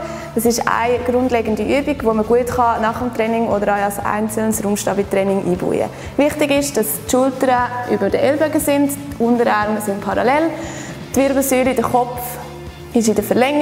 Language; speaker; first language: German; native; German